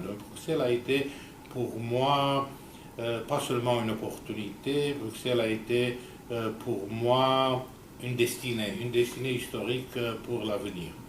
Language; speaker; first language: French; non-native, fluent; Romanian